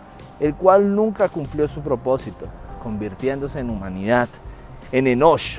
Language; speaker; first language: Spanish; native; Spanish